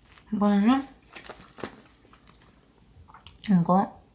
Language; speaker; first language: Korean; native; Korean